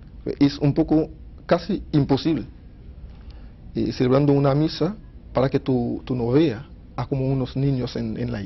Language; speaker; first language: Spanish; non-native, fluent; Haitian Creole